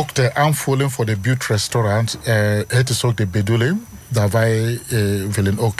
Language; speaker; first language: Dutch; non-native, learner; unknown